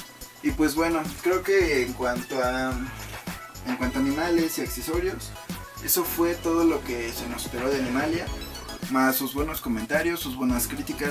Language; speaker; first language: Spanish; native; Spanish